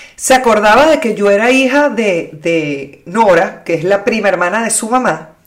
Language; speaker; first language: Spanish; native; Spanish